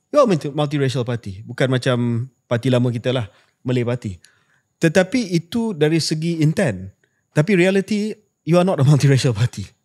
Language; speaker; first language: Malay; native; Malay